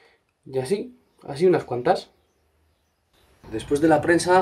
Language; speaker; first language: Spanish; native; Spanish